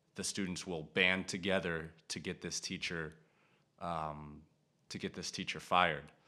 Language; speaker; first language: English; native; English